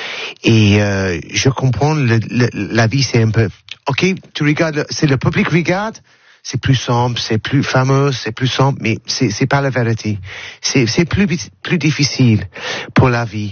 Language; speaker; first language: French; non-native, learner; English